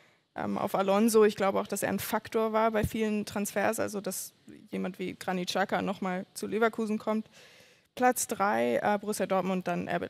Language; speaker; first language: German; native; German